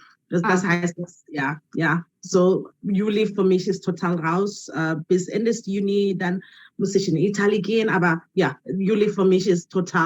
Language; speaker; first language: German; non-native, learner; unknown